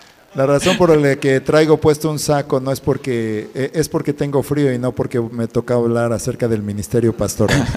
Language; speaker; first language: Spanish; native; Spanish